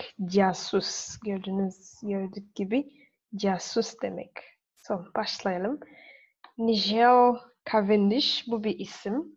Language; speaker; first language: Turkish; non-native, fluent; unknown